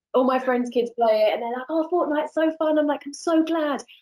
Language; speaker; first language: English; native; English